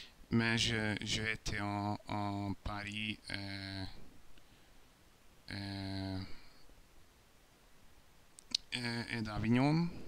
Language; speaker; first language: French; non-native, learner; Hungarian